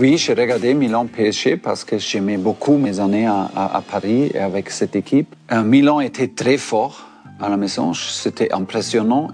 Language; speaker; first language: French; non-native, fluent; German